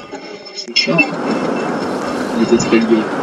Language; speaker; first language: French; native; French